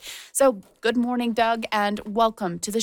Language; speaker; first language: English; native; English